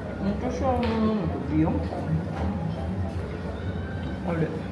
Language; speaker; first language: Japanese; native; Japanese